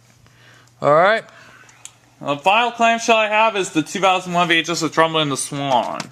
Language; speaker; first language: English; native; English